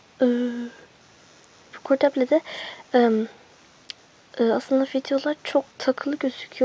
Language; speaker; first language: Turkish; early bilingual, heritage; Turkish